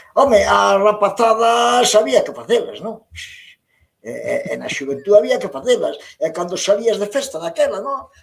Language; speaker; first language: Galician; native; Galician